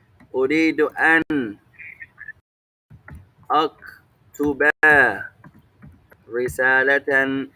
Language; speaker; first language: Arabic; non-native, fluent; English